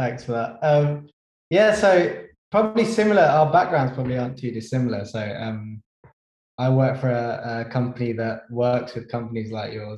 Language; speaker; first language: English; native; English